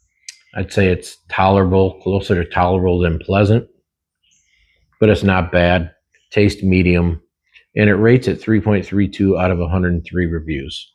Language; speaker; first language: English; native; English